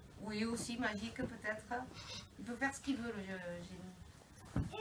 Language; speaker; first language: French; native; French